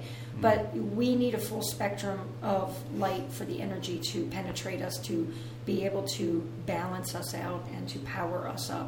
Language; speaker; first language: English; native; English